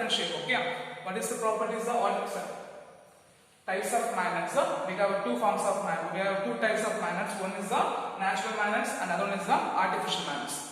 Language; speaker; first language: English; non-native, local second language; Tamil